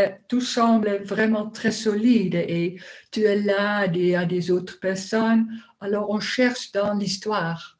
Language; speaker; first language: French; non-native, learner; Dutch